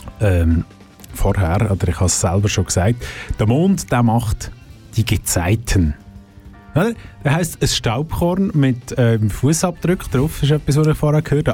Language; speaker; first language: German; native; German